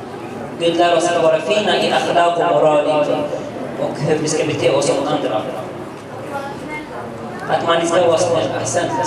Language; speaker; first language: Swedish; early bilingual, other home language; Arabic